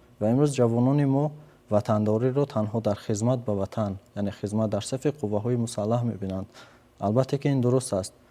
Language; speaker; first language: Tajik; native; Tajik